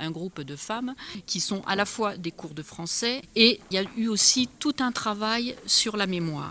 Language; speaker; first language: French; native; French